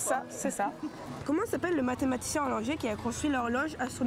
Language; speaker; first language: French; native; French